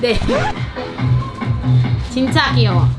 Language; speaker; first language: Korean; non-native, learner; Indonesian